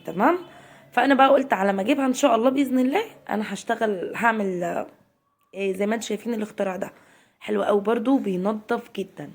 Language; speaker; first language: Arabic; native; Arabic